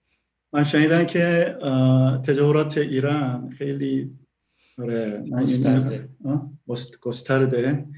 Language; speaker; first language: Persian; non-native, learner; Korean